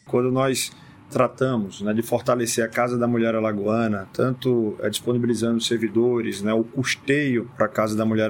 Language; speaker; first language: Portuguese; native; Portuguese